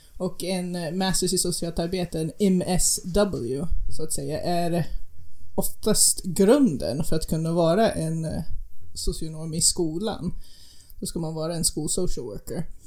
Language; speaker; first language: Swedish; non-native, fluent; English